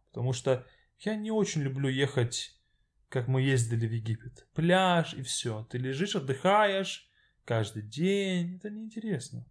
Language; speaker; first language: Russian; native; Russian